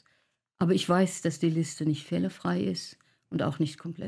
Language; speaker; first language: German; non-native, fluent; Arabic